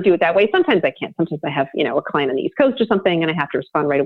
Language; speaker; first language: English; native; English